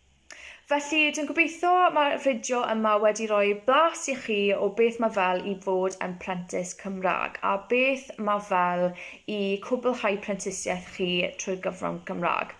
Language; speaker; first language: Welsh; non-native, local second language; English